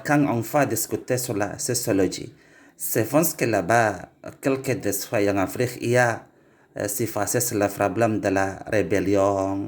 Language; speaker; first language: French; non-native, learner; Indonesian